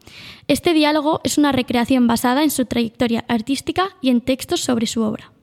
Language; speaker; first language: Spanish; native; Spanish